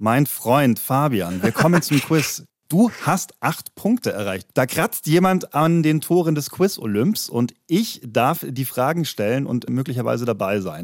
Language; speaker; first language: German; native; German